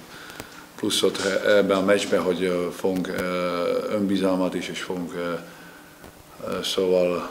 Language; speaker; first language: Hungarian; non-native, fluent; Slovak